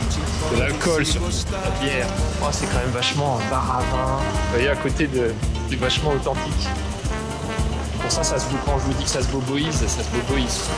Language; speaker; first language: French; native; French